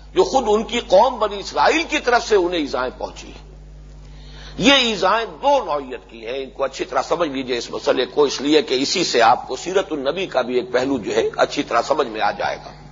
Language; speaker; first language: Urdu; native; Urdu